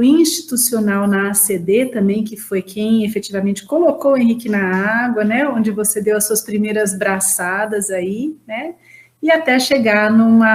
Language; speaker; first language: Portuguese; native; Portuguese